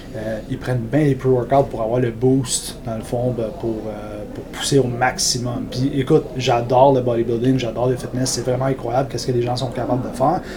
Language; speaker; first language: French; non-native, local second language; English